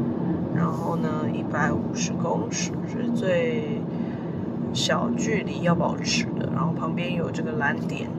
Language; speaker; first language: Chinese; native; Chinese